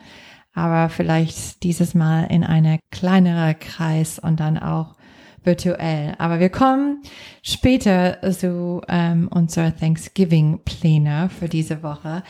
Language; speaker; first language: German; non-native, fluent; English